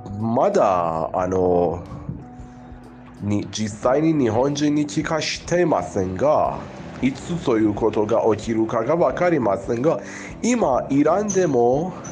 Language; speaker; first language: Japanese; non-native, fluent; Persian